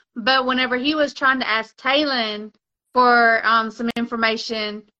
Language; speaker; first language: English; native; English